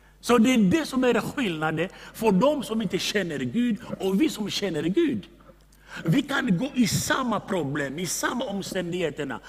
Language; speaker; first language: Swedish; non-native, fluent; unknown